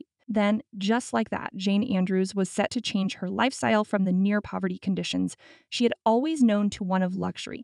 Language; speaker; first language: English; native; English